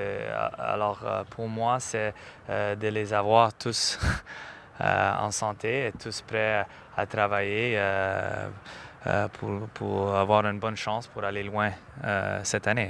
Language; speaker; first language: French; non-native, local second language; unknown